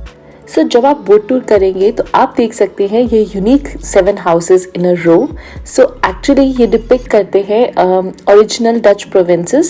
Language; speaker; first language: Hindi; native; Hindi